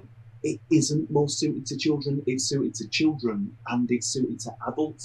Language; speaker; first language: English; native; English